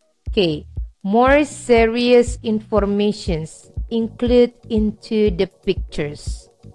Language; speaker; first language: English; non-native, fluent; Indonesian